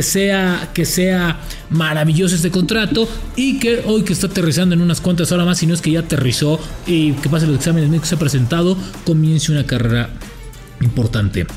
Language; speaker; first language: Spanish; native; Spanish